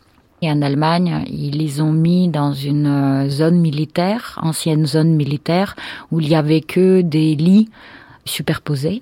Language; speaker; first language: French; non-native, fluent; Russian